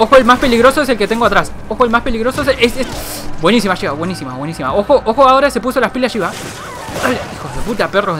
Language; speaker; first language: Spanish; native; Spanish